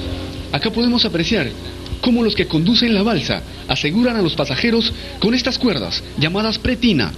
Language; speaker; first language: Spanish; native; Spanish